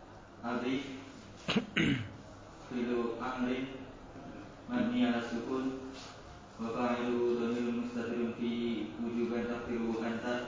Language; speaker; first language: Arabic; non-native, learner; Indonesian